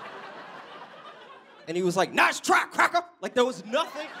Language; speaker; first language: English; native; English